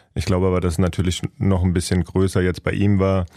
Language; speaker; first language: German; native; German